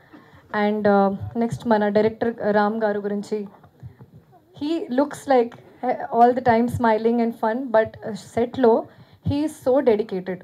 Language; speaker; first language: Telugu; non-native, fluent; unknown